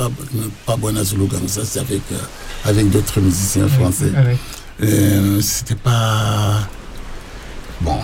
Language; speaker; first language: French; non-native, local second language; Lingala